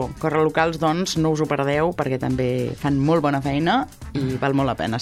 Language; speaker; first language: Catalan; native; Catalan